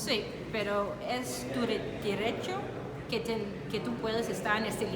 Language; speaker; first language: Spanish; non-native, learner; Danish